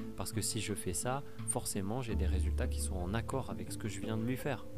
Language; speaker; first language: French; native; French